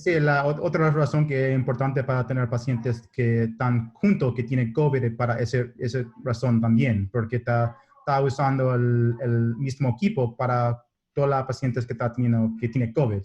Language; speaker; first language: Spanish; non-native, learner; English